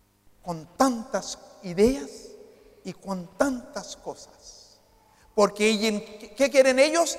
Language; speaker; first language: Spanish; non-native, fluent; Haitian Creole